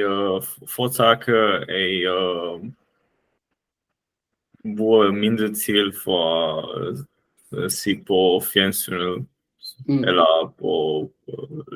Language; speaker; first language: Danish; non-native, learner; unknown